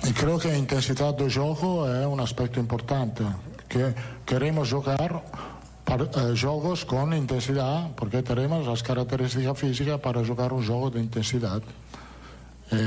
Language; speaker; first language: Portuguese; non-native, learner; Italian